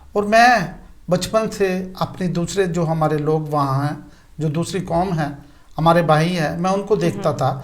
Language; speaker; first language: Urdu; non-native, local second language; Punjabi